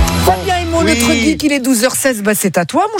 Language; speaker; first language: French; native; French